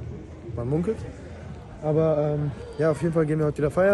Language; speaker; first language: German; native; German